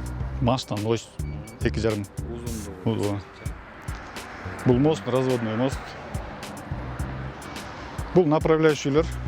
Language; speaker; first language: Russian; non-native, local second language; Kyrgyz